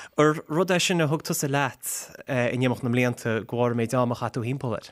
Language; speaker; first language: Irish; native; Irish